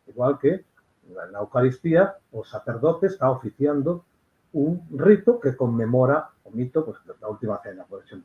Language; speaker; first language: Spanish; non-native, local second language; Galician